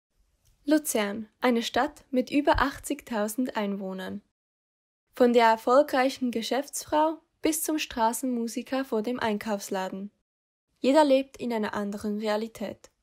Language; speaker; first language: German; native; German